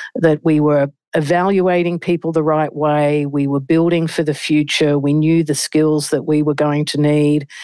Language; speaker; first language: English; native; English